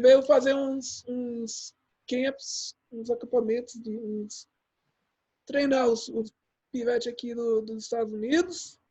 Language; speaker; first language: Portuguese; early bilingual, heritage; English